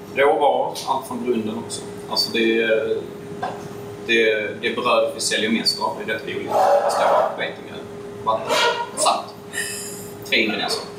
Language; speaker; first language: Swedish; native; Swedish